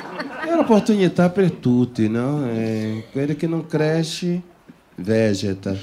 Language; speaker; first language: Italian; non-native, fluent; Portuguese